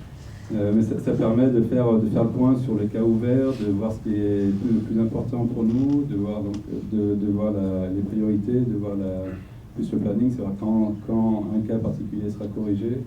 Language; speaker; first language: French; native; French